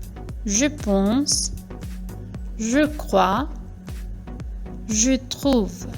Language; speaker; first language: French; non-native, fluent; Spanish